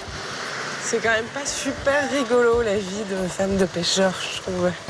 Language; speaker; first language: French; native; French